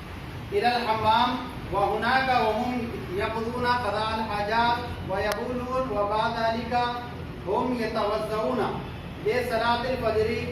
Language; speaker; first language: Arabic; non-native, fluent; Urdu